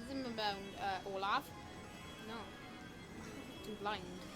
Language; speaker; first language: Welsh; non-native, local second language; English